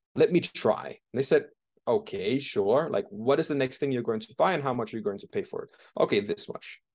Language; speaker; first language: English; non-native, fluent; Danish